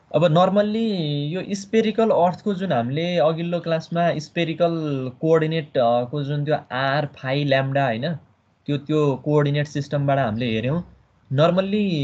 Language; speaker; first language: Nepali; native; Nepali